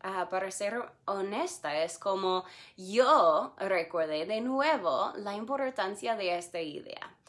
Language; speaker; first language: Spanish; non-native, fluent; English